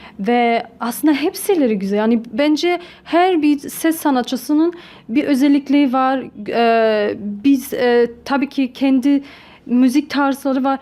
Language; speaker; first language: Turkish; early bilingual, heritage; Turkish